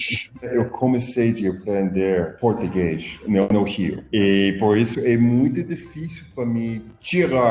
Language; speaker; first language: Portuguese; non-native, fluent; English